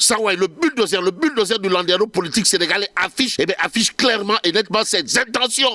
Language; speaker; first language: French; non-native, local second language; Wolof